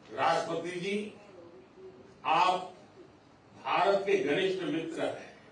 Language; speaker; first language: Hindi; non-native, local second language; Gujarati